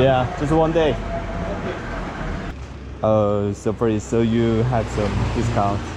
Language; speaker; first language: English; non-native, learner; Korean